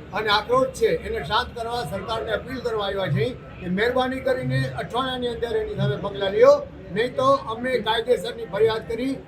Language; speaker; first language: Gujarati; non-native, local second language; Sindhi